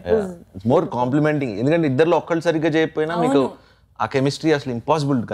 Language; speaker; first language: Telugu; native; Telugu